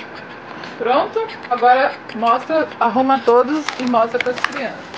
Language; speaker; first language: Portuguese; native; Portuguese